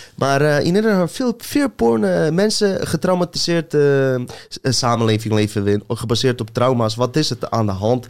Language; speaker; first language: Dutch; early bilingual, other home language; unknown